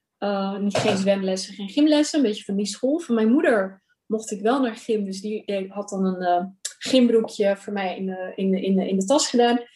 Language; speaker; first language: Dutch; early bilingual, other home language; Urdu